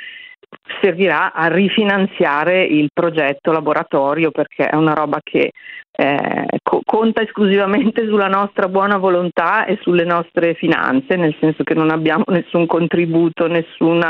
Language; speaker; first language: Italian; native; Italian